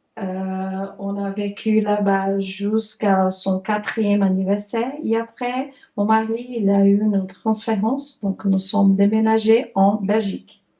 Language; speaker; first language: French; non-native, fluent; Portuguese